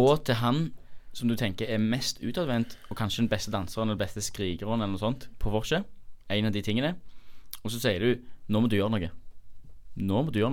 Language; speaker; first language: Norwegian; native; Norwegian